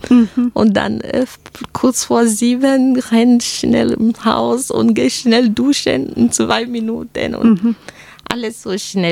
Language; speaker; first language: German; non-native, fluent; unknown